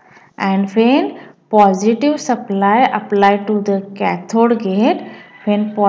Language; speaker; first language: English; non-native, local second language; Marathi